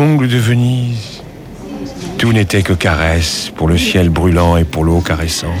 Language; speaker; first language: French; native; French